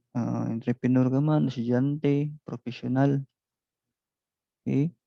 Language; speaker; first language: Filipino; non-native, local second language; Cebuano